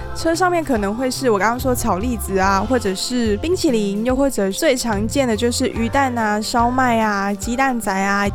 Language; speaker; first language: Chinese; non-native, fluent; Cantonese